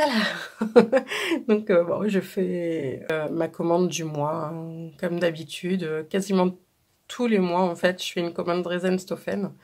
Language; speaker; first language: French; native; French